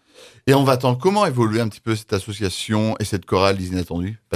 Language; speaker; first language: French; native; French